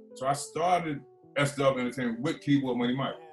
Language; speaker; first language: English; native; English